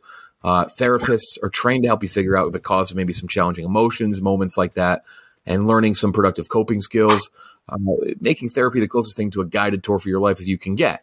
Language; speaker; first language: English; native; English